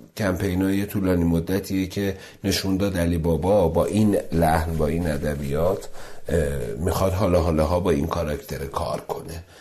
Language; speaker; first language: Persian; non-native, local second language; Azerbaijani